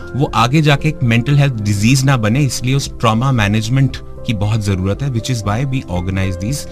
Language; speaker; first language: Hindi; native; Hindi